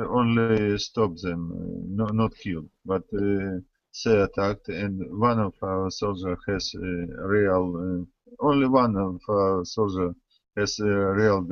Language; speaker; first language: English; non-native, learner; Russian